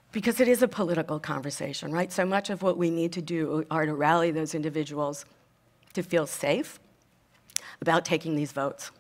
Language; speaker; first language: English; native; English